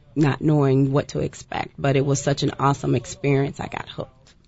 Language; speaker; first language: English; native; English